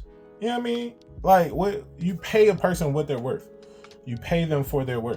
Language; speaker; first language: English; native; English